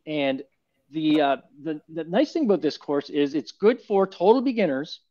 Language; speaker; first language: English; native; English